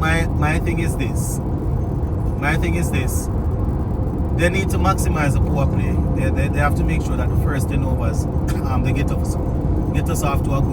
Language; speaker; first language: English; native; English